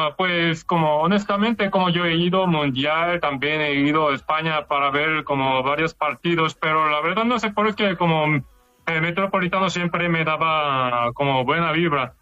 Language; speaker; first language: Spanish; non-native, fluent; Korean